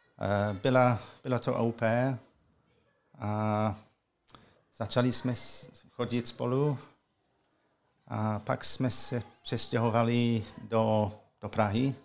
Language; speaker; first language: Czech; non-native, learner; English